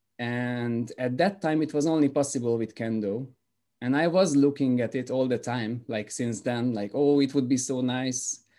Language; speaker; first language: English; non-native, fluent; Hungarian